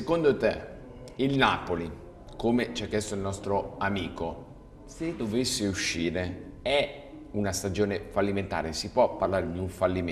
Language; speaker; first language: Italian; native; Italian